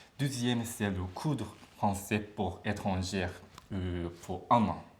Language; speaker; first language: French; non-native, learner; Japanese